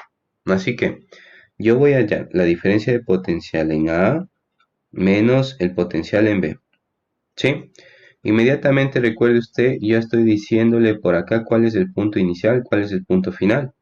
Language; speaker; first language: Spanish; native; Spanish